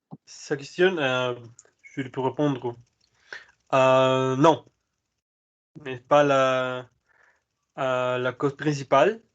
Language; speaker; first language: French; non-native, learner; Spanish